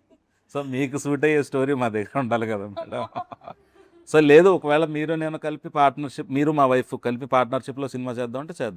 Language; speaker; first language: Telugu; native; Telugu